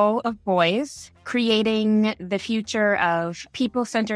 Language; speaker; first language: English; native; English